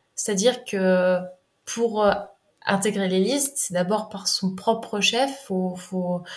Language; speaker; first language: French; native; French